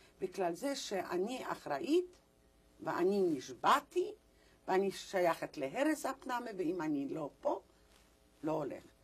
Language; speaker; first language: Hebrew; non-native, fluent; Polish